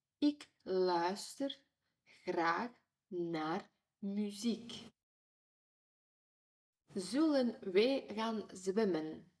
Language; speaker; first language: Dutch; non-native, fluent; Ukrainian